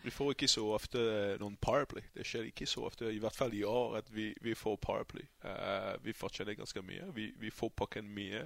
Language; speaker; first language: Norwegian; non-native, fluent; French